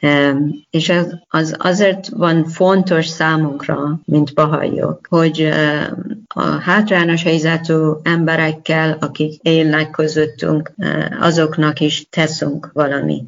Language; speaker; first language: Hungarian; non-native, learner; Persian